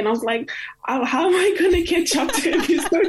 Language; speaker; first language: English; non-native, fluent; Indonesian